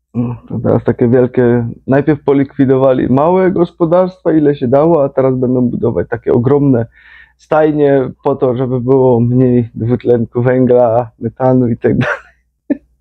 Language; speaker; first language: Polish; native; Polish